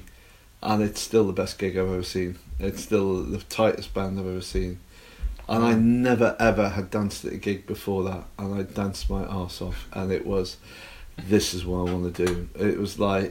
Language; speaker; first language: English; native; English